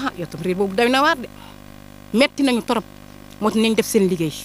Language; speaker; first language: Wolof; non-native, local second language; Jola-Fonyi